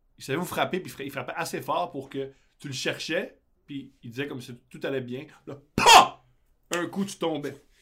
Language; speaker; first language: French; native; French